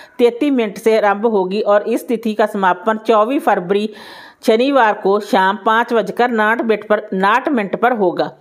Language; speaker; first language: Hindi; native; Hindi